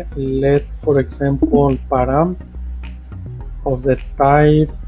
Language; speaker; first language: English; non-native, fluent; Spanish